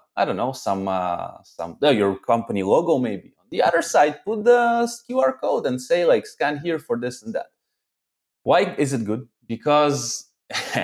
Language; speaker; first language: English; early bilingual, other home language; Russian